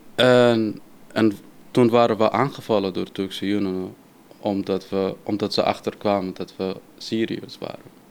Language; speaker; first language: Dutch; non-native, fluent; Arabic